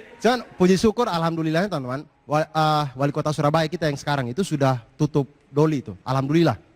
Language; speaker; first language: Indonesian; native; Indonesian